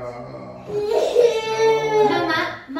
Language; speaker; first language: French; non-native, learner; Vietnamese